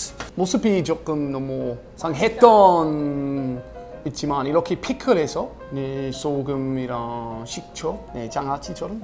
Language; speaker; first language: Korean; non-native, learner; English